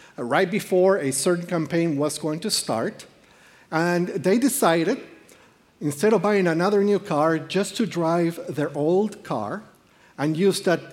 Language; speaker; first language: English; non-native, fluent; Spanish